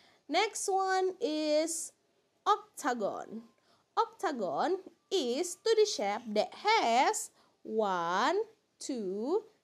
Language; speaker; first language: English; non-native, learner; Indonesian